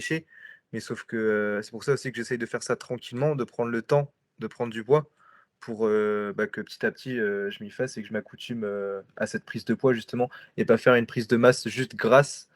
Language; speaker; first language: French; native; French